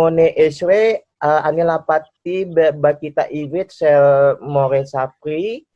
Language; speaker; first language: Hebrew; non-native, learner; Indonesian